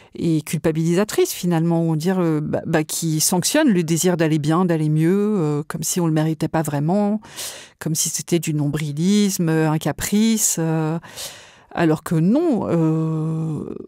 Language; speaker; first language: French; native; French